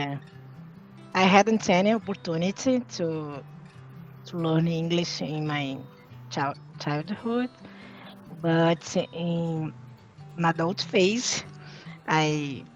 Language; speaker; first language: English; non-native, learner; Portuguese